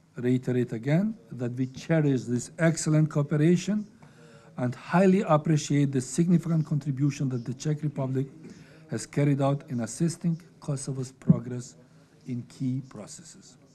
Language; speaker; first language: English; non-native, fluent; Albanian